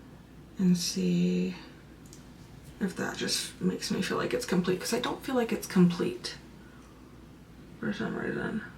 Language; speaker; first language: English; native; English